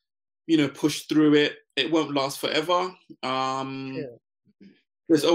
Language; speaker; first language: English; native; English